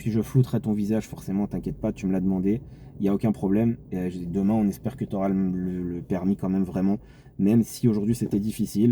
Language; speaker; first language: French; native; French